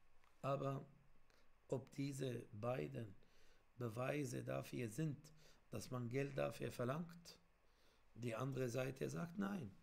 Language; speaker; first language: German; non-native, fluent; Arabic